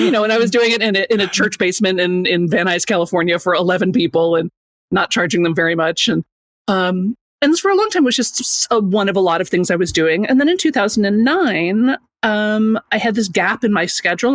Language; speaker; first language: English; native; English